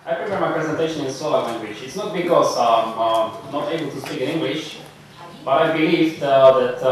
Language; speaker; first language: English; non-native, fluent; Slovak